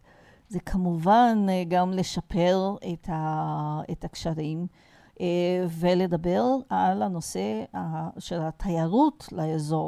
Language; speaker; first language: Hebrew; non-native, fluent; Portuguese